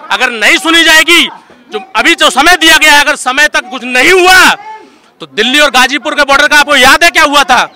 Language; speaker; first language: Hindi; native; Hindi